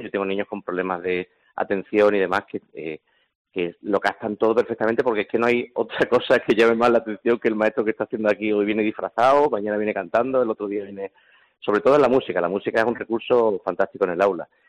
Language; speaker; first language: Spanish; native; Spanish